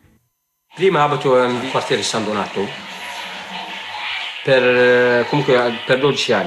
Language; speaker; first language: Italian; non-native, learner; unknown